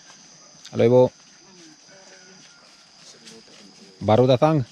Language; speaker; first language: Indonesian; non-native, learner; Romanian